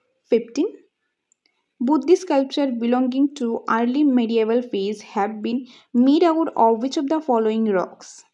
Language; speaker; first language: English; non-native, local second language; Bangla